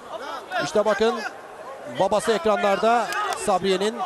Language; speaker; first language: Turkish; native; Turkish